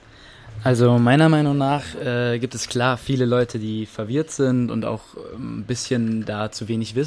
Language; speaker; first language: German; native; German